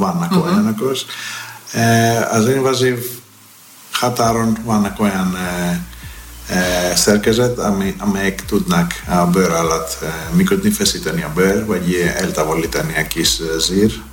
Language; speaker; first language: Hungarian; non-native, learner; Greek